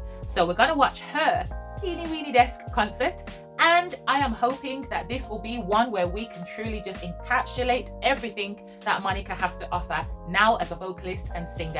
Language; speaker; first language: English; native; English